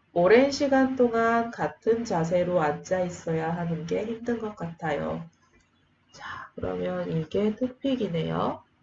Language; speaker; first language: Korean; native; Korean